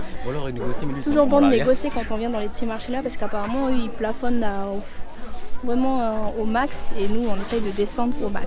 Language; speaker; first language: French; native; French